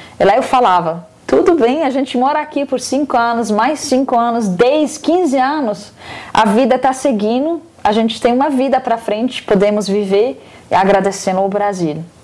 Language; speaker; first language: Portuguese; non-native, fluent; Arabic